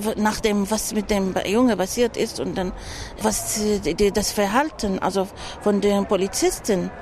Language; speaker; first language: German; non-native, learner; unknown